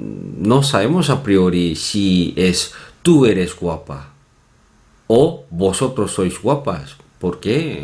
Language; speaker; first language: Spanish; non-native, fluent; Korean